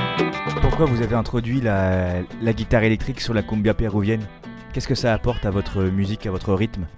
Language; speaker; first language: French; native; French